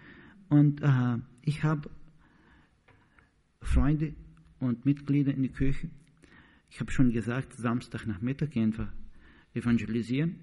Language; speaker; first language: German; non-native, learner; Portuguese